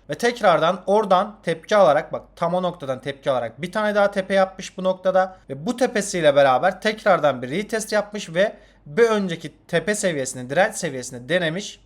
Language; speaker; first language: Turkish; non-native, fluent; Azerbaijani